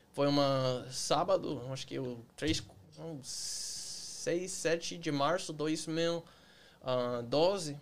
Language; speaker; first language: Portuguese; non-native, fluent; English